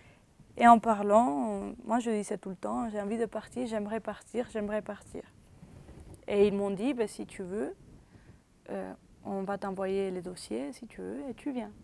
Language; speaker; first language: French; early bilingual, other home language; Spanish